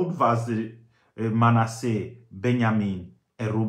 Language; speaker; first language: Dutch; non-native, fluent; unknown